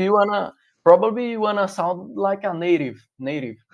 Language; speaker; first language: English; non-native, learner; Portuguese